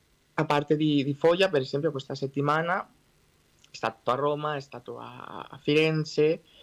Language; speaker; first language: Italian; non-native, fluent; Spanish